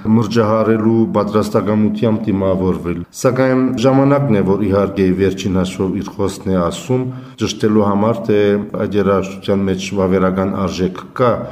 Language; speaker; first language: Armenian; early bilingual, heritage; Armenian